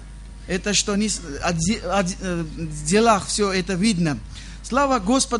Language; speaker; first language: Russian; non-native, fluent; Armenian